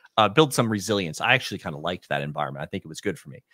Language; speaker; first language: English; native; English